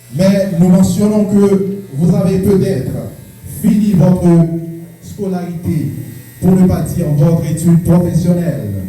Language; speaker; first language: French; non-native, local second language; Haitian Creole